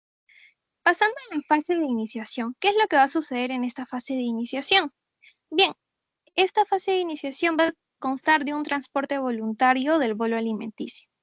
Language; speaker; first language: Spanish; native; Spanish